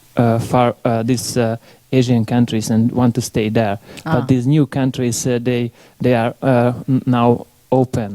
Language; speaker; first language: English; non-native, learner; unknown